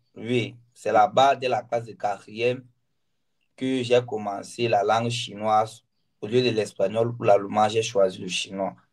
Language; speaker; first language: French; non-native, local second language; Ghomala